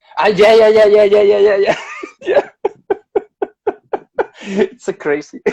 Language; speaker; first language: English; non-native, learner; Spanish